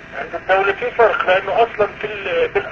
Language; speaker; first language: Arabic; native; Arabic